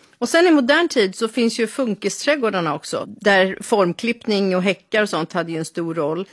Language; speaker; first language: Swedish; native; Swedish